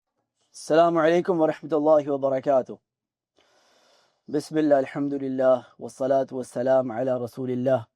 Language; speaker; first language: Arabic; non-native, fluent; Urdu